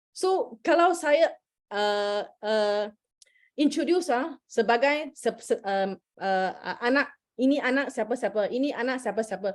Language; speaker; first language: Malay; non-native, local second language; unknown